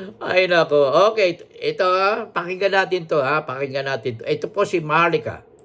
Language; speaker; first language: Filipino; non-native, local second language; Hiligaynon